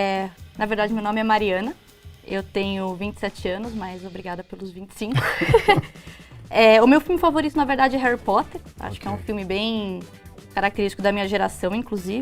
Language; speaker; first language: Portuguese; native; Portuguese